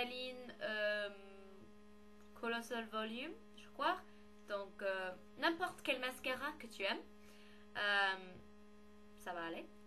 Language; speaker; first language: French; non-native, learner; English